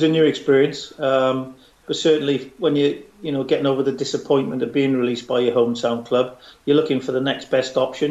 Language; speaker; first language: English; native; English